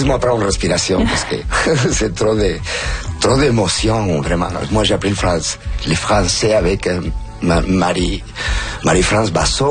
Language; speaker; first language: French; non-native, fluent; Spanish